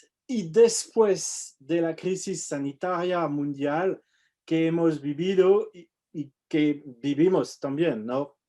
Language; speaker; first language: Spanish; non-native, fluent; French